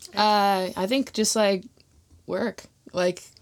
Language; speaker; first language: English; native; English